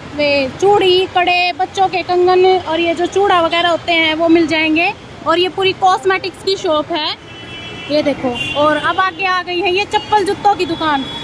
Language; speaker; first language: Hindi; native; Hindi